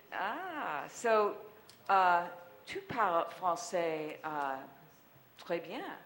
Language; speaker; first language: French; non-native, learner; English